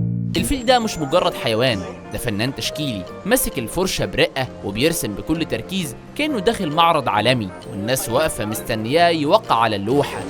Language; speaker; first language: Arabic; native; Arabic